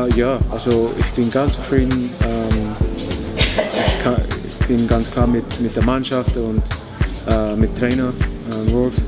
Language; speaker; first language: German; non-native, learner; English